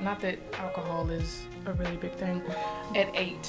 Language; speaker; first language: English; native; English